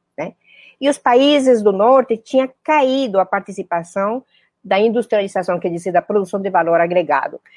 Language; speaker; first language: Portuguese; non-native, fluent; Spanish